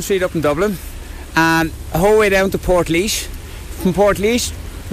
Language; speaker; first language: English; native; English